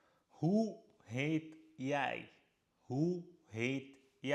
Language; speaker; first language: Dutch; non-native, fluent; Arabic